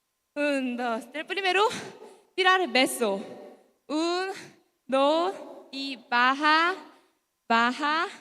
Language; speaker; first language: Spanish; non-native, learner; Korean